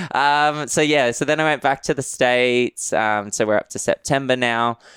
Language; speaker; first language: English; native; English